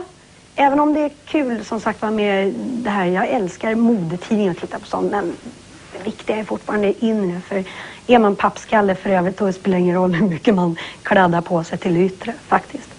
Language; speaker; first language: Swedish; native; Swedish